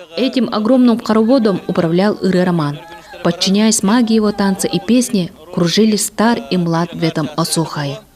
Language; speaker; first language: Russian; non-native, local second language; Yakut